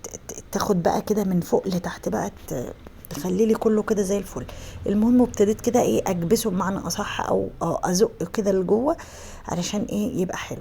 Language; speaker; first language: Arabic; native; Arabic